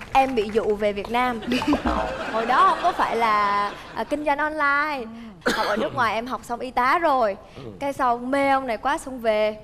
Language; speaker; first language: Vietnamese; early bilingual, heritage; Vietnamese